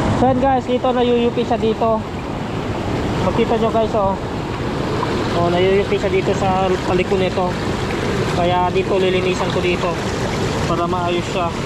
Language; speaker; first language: Filipino; native; Filipino